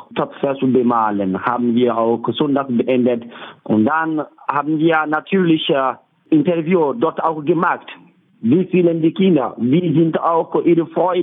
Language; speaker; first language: German; non-native, learner; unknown